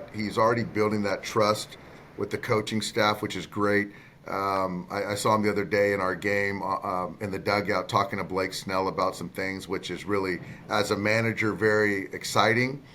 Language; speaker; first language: English; native; English